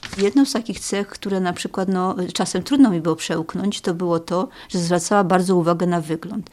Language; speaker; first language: Polish; native; Polish